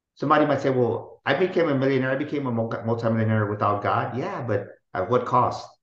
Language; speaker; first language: English; native; English